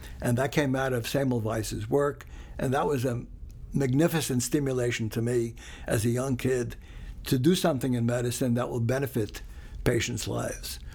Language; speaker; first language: English; early bilingual, other home language; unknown